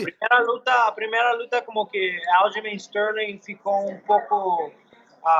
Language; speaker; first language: Portuguese; non-native, learner; English